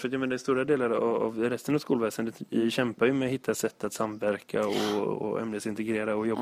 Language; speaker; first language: Swedish; native; Swedish